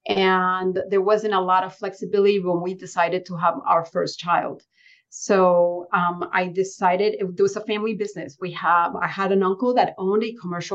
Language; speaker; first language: English; early bilingual, other home language; Spanish